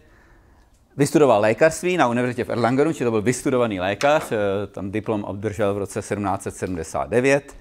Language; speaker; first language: Czech; native; Czech